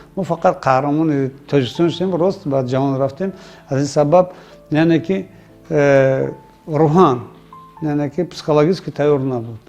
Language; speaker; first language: Tajik; native; Tajik